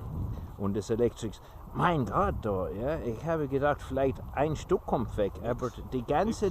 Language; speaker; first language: German; non-native, learner; English